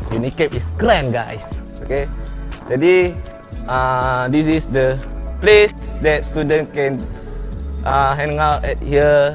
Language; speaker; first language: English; non-native, learner; Indonesian